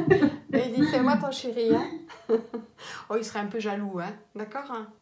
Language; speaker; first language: French; native; French